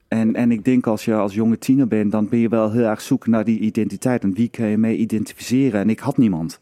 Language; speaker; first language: Dutch; non-native, fluent; Danish